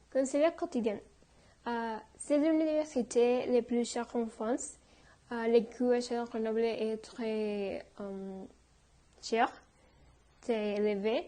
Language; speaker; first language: French; non-native, learner; Spanish